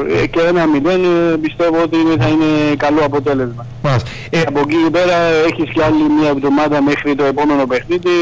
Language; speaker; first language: Greek; non-native, fluent; Georgian